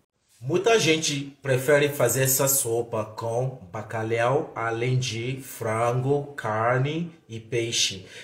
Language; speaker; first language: Portuguese; non-native, fluent; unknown